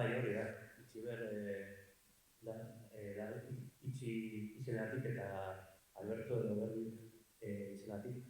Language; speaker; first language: Basque; non-native, local second language; Spanish